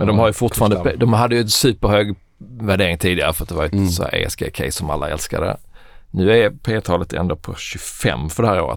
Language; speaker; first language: Swedish; native; Swedish